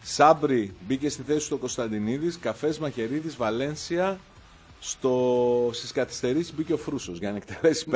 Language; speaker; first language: Greek; native; Greek